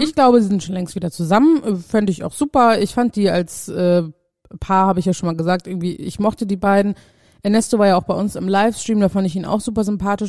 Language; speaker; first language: German; native; German